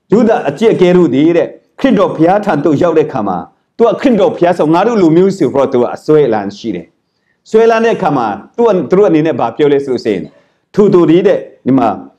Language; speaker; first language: Burmese; non-native, local second language; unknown